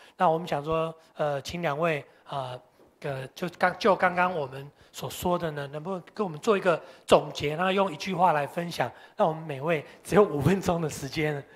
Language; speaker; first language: Chinese; native; Chinese